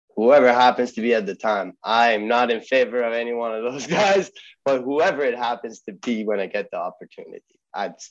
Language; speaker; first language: English; early bilingual, other home language; Persian